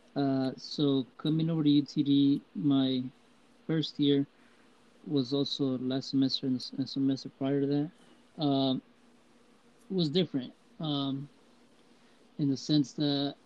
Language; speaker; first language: English; early bilingual, heritage; Spanish